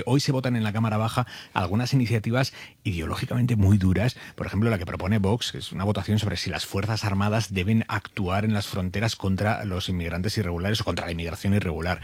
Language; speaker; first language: Spanish; native; Spanish